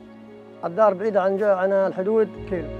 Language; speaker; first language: Arabic; native; Arabic